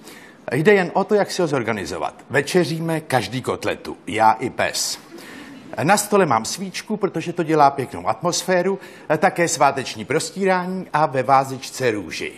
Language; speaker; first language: Czech; native; Czech